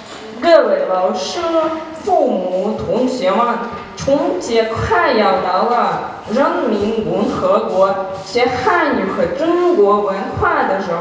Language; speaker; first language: Chinese; non-native, learner; Russian